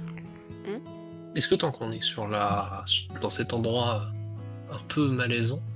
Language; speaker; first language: French; native; French